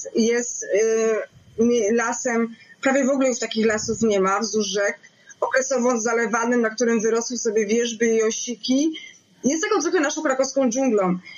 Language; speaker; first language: Polish; native; Polish